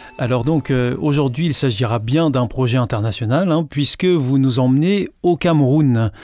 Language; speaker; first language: French; native; French